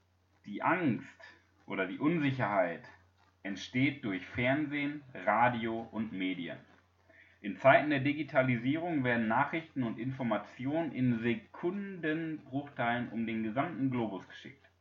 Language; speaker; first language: German; native; German